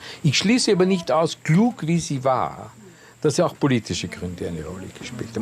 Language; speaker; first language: German; native; German